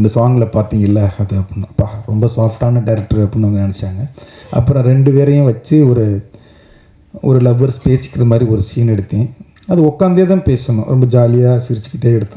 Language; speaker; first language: Tamil; native; Tamil